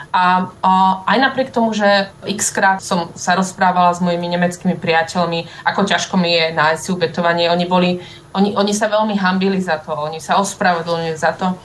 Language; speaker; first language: Slovak; native; Slovak